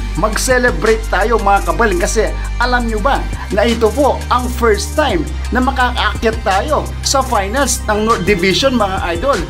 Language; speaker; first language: Filipino; non-native, local second language; Pampanga